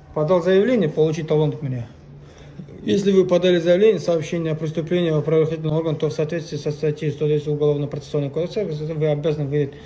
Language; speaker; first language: Russian; non-native, local second language; Kazakh